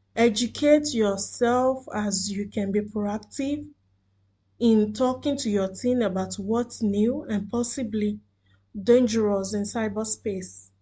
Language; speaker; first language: English; non-native, local second language; Yoruba